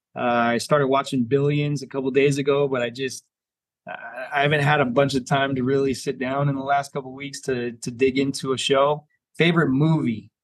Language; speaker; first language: English; native; English